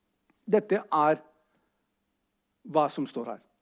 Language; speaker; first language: Norwegian; non-native, fluent; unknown